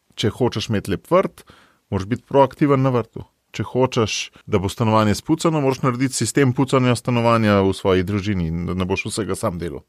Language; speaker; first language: Slovenian; native; Slovenian